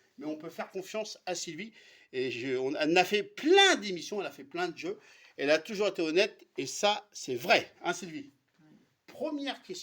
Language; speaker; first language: French; native; French